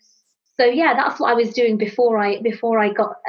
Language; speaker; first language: English; native; English